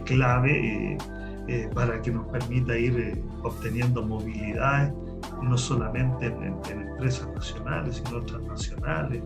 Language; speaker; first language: Spanish; native; Spanish